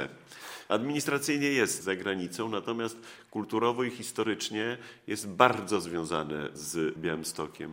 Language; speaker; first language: Polish; native; Polish